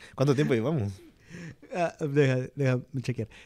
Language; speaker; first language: Spanish; early bilingual, heritage; Spanish